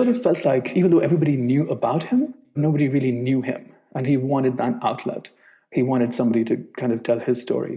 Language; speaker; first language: English; non-native, local second language; Urdu